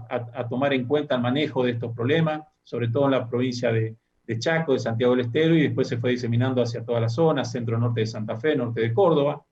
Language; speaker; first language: Spanish; native; Spanish